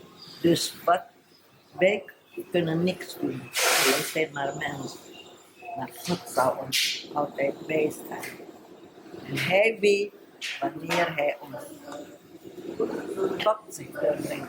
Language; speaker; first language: Dutch; non-native, fluent; Indonesian